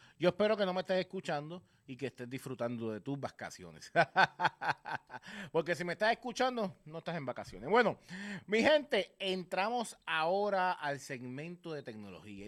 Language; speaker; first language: Spanish; native; Spanish